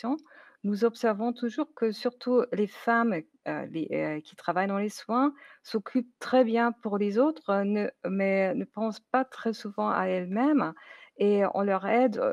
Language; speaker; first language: French; non-native, fluent; German